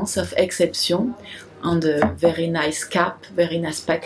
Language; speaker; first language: English; non-native, learner; French